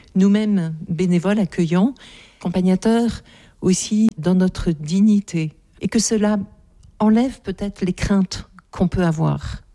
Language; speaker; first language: French; native; French